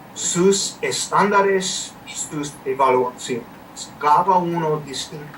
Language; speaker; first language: Spanish; non-native, fluent; English